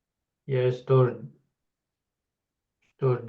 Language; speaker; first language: Norwegian; non-native, learner; Lithuanian